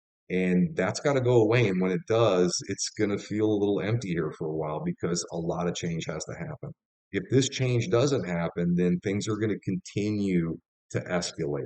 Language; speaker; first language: English; native; English